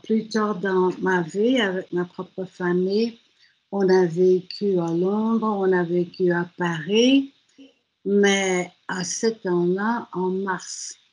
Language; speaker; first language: French; non-native, fluent; German